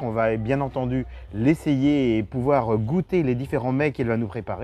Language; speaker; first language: French; native; French